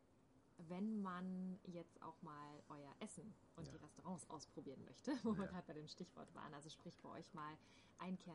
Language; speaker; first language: German; native; German